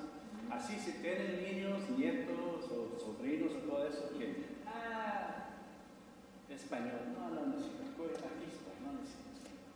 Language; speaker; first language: Spanish; non-native, learner; English